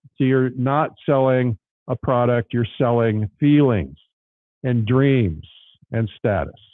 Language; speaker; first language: English; native; English